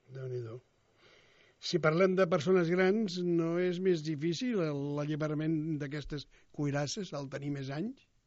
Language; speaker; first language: Catalan; native; Catalan